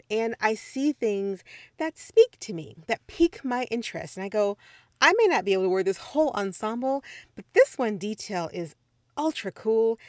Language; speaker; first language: English; native; English